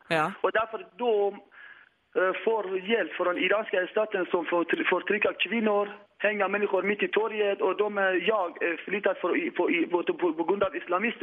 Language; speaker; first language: Swedish; non-native, learner; Persian